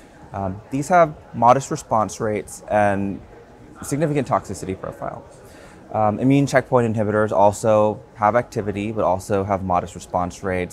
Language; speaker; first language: English; native; English